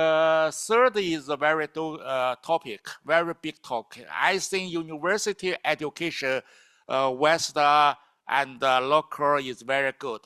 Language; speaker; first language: English; non-native, learner; Chinese